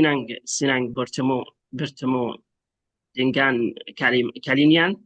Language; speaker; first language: Indonesian; non-native, learner; Arabic